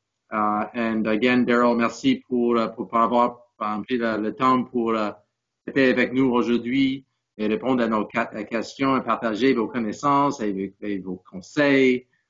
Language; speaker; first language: French; non-native, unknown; English